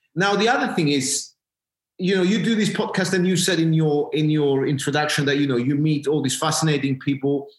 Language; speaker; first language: English; non-native, fluent; Greek